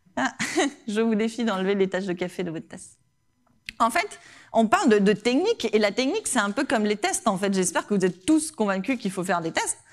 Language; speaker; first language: French; non-native, fluent; Spanish